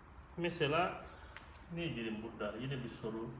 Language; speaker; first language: Turkish; non-native, fluent; Indonesian